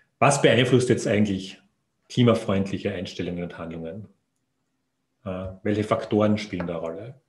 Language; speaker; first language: German; native; German